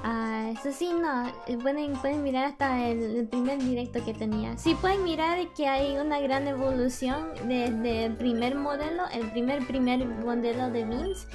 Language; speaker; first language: Spanish; early bilingual, heritage; English